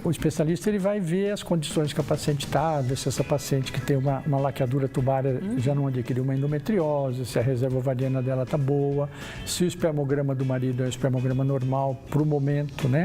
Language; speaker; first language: Portuguese; native; Portuguese